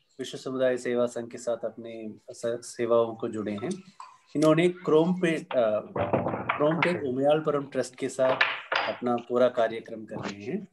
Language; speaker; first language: Hindi; non-native, local second language; Tamil